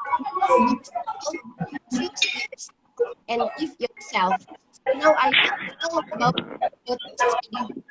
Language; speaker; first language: English; non-native, learner; Indonesian